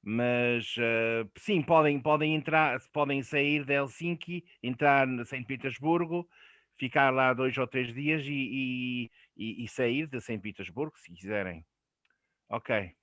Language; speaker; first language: Portuguese; non-native, fluent; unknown